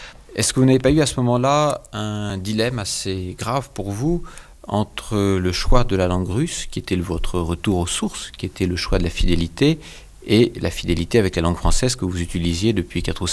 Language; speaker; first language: French; native; French